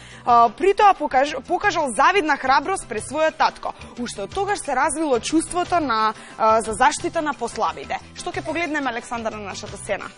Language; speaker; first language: Macedonian; native; Macedonian